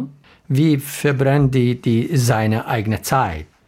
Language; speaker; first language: German; non-native, learner; Arabic